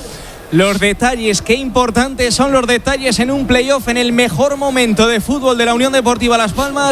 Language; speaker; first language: Spanish; native; Spanish